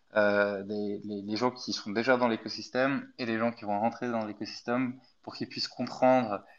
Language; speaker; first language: French; non-native, fluent; Arabic